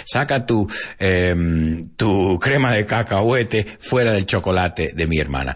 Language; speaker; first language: Spanish; non-native, fluent; English